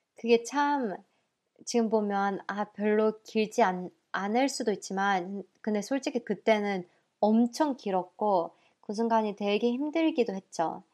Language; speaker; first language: Korean; early bilingual, heritage; Korean